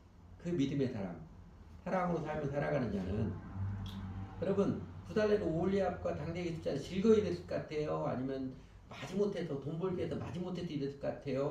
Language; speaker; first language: Korean; native; Korean